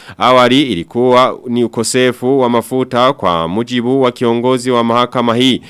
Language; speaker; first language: Swahili; non-native, local second language; Rundi